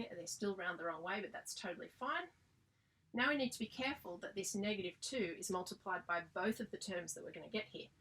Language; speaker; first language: English; native; English